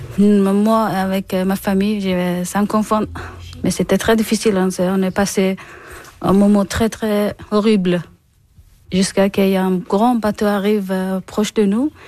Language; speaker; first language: French; non-native, learner; Persian